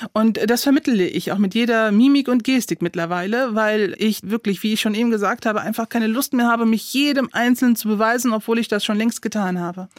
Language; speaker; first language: German; early bilingual, other home language; Turkish